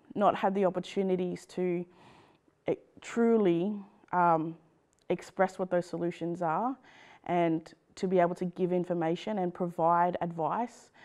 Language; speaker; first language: English; native; English